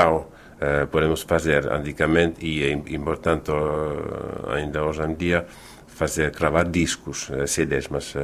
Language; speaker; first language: Portuguese; non-native, fluent; Finnish